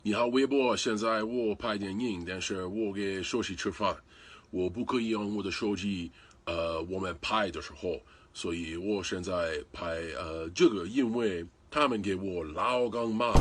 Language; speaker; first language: Chinese; non-native, learner; English